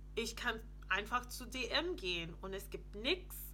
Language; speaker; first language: German; non-native, fluent; English